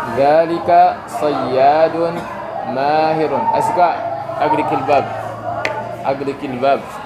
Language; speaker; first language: Arabic; non-native, fluent; Indonesian